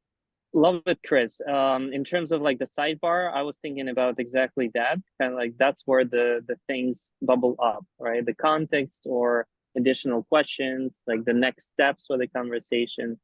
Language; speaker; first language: English; non-native, learner; Spanish